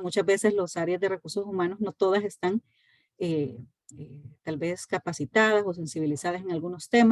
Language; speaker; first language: Spanish; native; Spanish